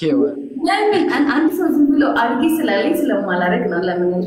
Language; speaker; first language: Amharic; native; Amharic